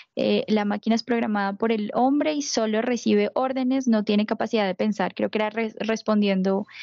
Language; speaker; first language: Spanish; native; Spanish